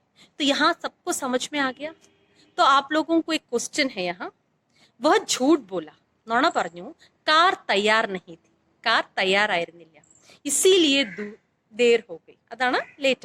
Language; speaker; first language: Hindi; non-native, fluent; Malayalam